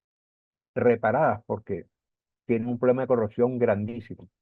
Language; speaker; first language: Spanish; native; Spanish